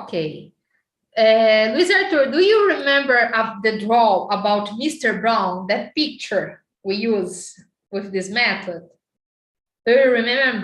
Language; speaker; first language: English; non-native, fluent; Portuguese